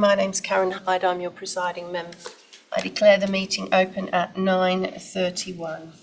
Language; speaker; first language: English; native; English